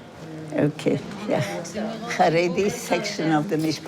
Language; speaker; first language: Hebrew; non-native, fluent; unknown